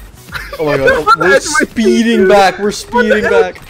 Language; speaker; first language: English; native; English